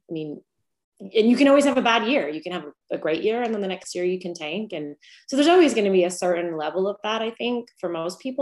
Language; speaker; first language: English; native; English